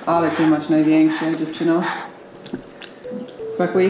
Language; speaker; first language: Polish; non-native, fluent; English